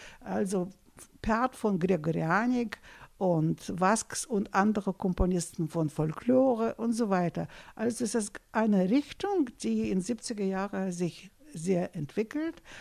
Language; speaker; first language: German; non-native, fluent; Russian